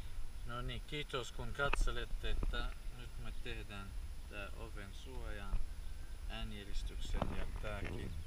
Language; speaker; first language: Finnish; non-native, fluent; Central Kurdish